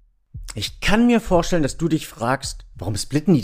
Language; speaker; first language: German; native; German